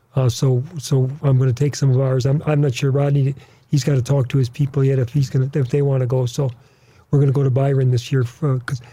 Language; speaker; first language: English; native; English